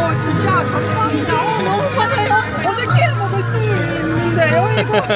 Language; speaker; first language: Korean; non-native, learner; Russian